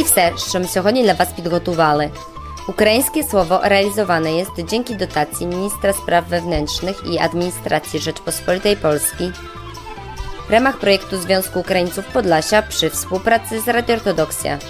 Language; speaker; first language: Ukrainian; early bilingual, heritage; Ukrainian